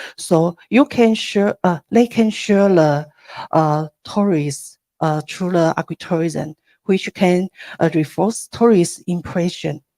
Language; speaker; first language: English; non-native, learner; Chinese